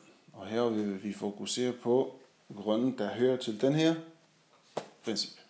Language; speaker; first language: Danish; non-native, fluent; Arabic